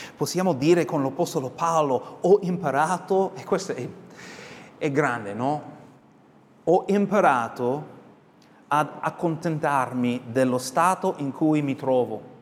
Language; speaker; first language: Italian; non-native, fluent; English